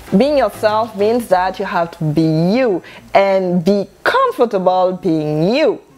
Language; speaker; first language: English; non-native, local second language; French